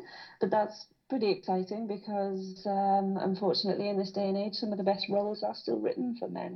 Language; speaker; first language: English; native; English